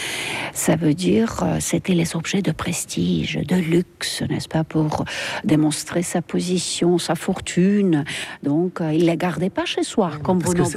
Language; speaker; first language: French; non-native, fluent; Estonian